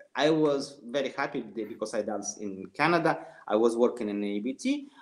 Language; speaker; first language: English; non-native, fluent; Russian